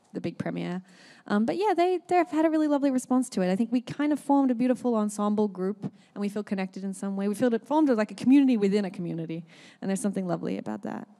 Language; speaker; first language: English; native; English